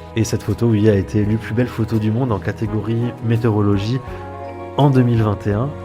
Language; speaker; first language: French; early bilingual, other home language; Arabic